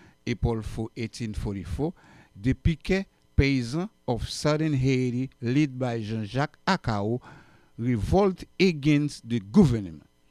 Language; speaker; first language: English; non-native, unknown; Haitian Creole